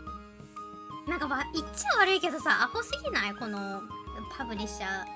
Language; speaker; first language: Japanese; native; Japanese